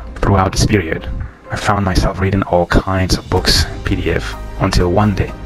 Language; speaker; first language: English; non-native, fluent; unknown